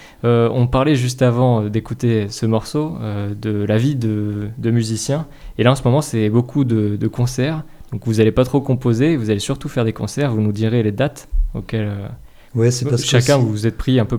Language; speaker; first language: French; native; French